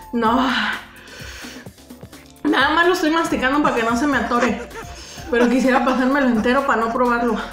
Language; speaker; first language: Spanish; native; Spanish